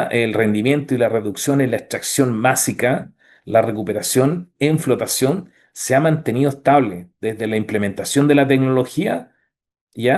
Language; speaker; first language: Spanish; native; Spanish